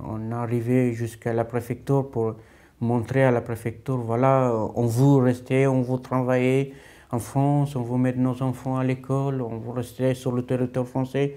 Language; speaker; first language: French; non-native, fluent; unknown